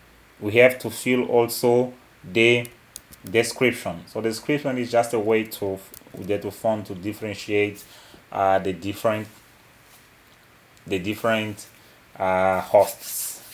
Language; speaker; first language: English; non-native, local second language; Portuguese